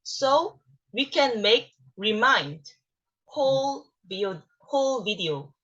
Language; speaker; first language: English; non-native, learner; Korean